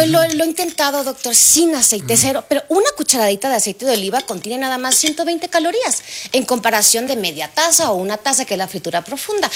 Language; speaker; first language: Spanish; native; Spanish